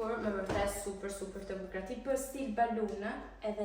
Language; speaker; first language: Albanian; early bilingual, heritage; Albanian